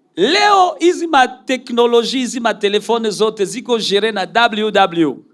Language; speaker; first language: Swahili; native; Swahili